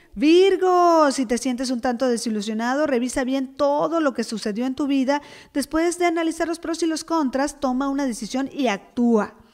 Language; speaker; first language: Spanish; native; Spanish